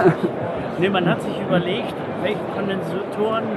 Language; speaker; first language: German; native; German